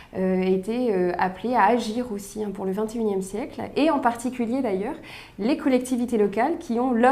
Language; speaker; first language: French; native; French